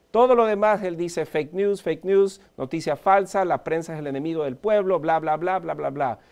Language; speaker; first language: Spanish; early bilingual, heritage; Spanish